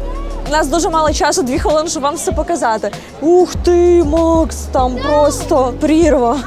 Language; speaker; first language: Ukrainian; native; Ukrainian